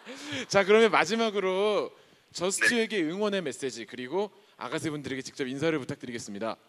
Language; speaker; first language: Korean; native; Korean